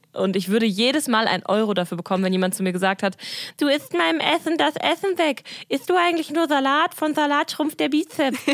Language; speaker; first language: German; native; German